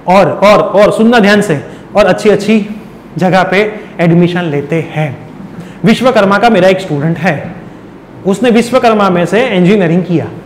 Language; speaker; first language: Hindi; non-native, local second language; Gujarati